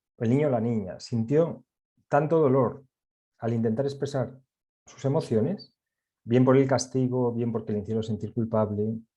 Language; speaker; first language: Spanish; native; Spanish